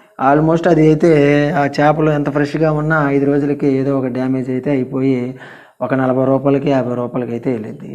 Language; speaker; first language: Telugu; non-native, local second language; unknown